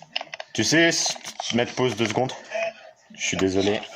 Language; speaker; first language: French; native; French